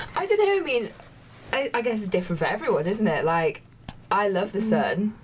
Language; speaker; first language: English; native; English